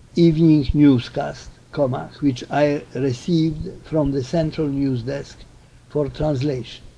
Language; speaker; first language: English; non-native, fluent; Polish